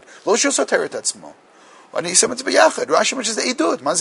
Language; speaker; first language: Hebrew; non-native, fluent; English